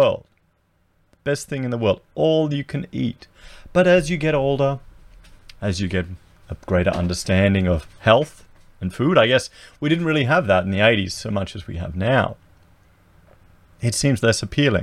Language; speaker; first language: English; native; English